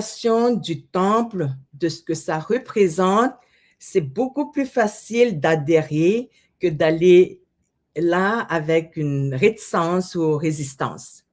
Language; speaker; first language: French; non-native, fluent; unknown